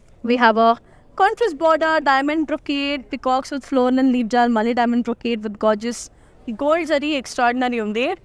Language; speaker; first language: English; non-native, local second language; Telugu